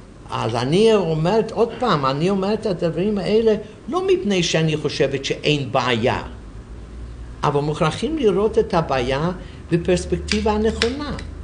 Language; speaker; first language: Hebrew; non-native, fluent; English